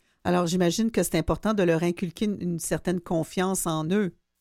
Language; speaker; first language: French; native; French